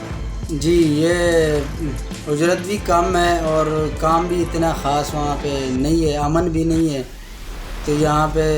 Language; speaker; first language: Hindi; non-native, local second language; Pashto